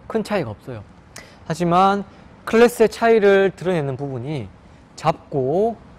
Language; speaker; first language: Korean; native; Korean